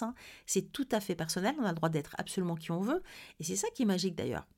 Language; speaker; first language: French; native; French